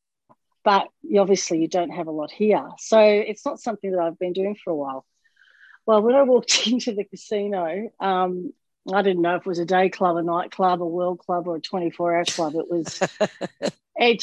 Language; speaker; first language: English; native; English